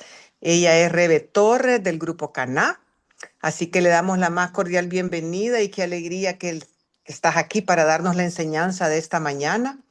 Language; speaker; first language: Spanish; native; Spanish